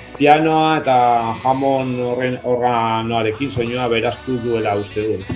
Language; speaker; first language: Basque; non-native, local second language; Spanish